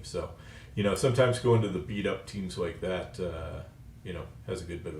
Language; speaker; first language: English; native; English